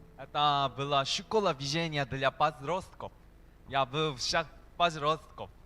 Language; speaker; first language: Russian; non-native, learner; Korean